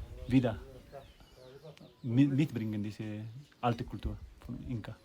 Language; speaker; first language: German; non-native, learner; Spanish